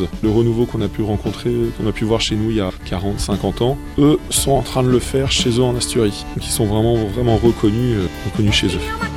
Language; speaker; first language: French; native; French